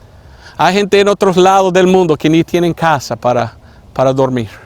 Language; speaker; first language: Spanish; non-native, fluent; English